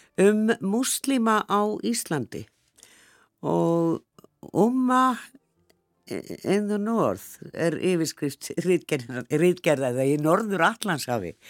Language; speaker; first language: Icelandic; native; Icelandic